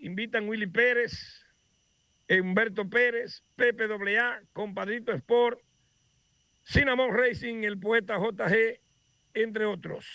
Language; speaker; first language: Spanish; native; Spanish